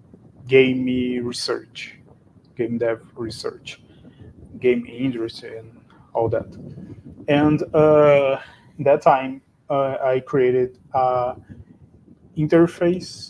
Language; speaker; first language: English; non-native, fluent; Portuguese